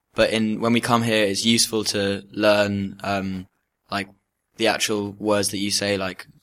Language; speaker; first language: English; native; English